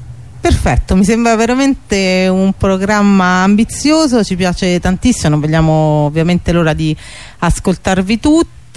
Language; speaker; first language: Italian; native; Italian